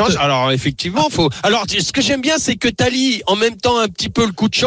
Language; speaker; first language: French; native; French